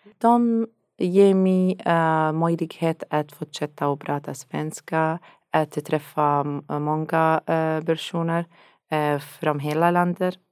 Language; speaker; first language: Swedish; non-native, learner; Arabic